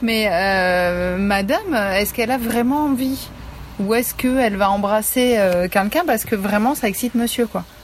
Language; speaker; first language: French; native; French